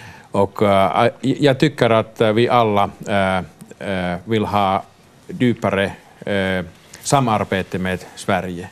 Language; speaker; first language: Swedish; non-native, local second language; Finnish